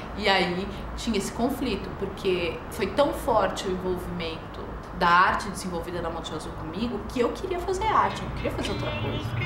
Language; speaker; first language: Portuguese; native; Portuguese